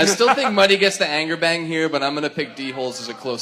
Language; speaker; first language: English; native; English